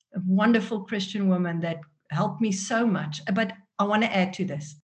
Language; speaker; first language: English; non-native, local second language; Afrikaans